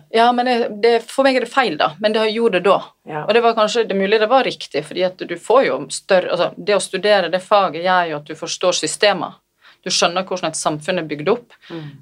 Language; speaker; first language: Norwegian; native; Norwegian